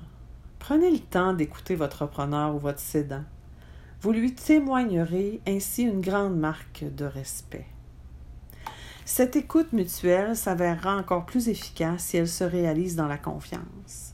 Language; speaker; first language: French; native; French